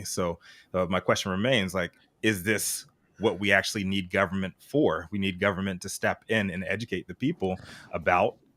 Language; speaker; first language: English; native; English